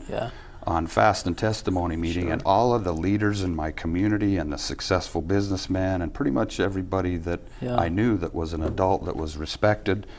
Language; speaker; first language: English; native; English